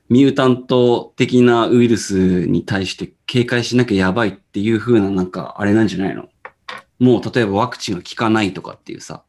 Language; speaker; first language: Japanese; native; Japanese